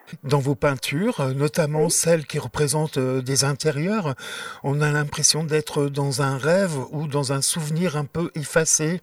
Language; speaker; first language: French; native; French